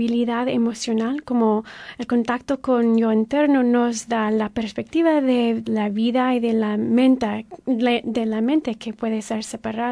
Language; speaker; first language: Spanish; early bilingual, heritage; Spanish